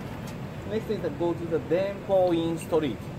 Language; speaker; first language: English; non-native, learner; Japanese